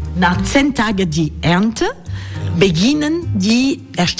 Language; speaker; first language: German; non-native, learner; French